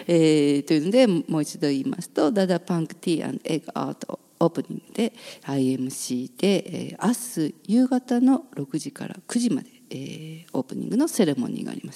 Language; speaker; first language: Japanese; native; Japanese